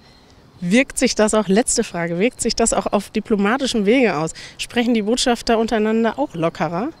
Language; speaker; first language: German; native; German